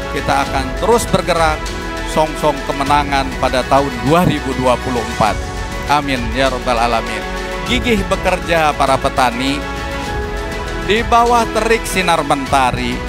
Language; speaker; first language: Indonesian; native; Indonesian